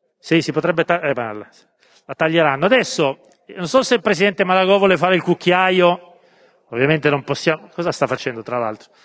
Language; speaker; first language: Italian; native; Italian